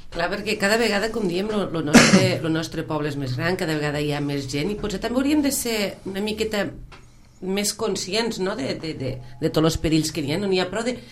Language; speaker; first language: Catalan; native; Catalan